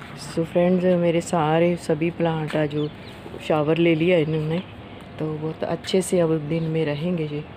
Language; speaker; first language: Hindi; non-native, local second language; Punjabi